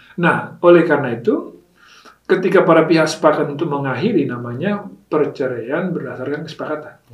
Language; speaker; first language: Indonesian; native; Indonesian